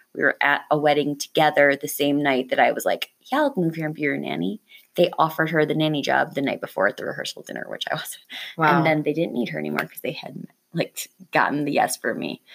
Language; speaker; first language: English; native; English